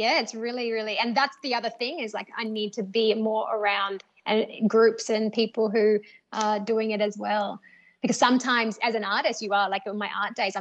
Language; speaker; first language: English; native; English